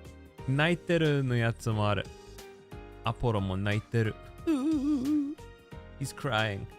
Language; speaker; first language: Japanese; non-native, learner; English